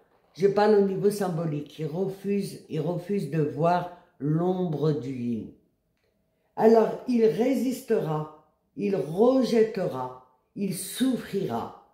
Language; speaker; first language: French; native; French